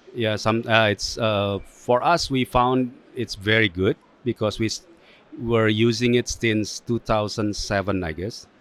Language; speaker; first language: English; non-native, fluent; Indonesian